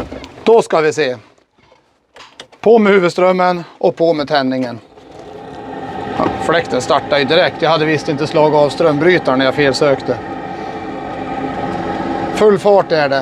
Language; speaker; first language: Swedish; native; Swedish